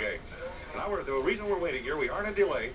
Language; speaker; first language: English; native; English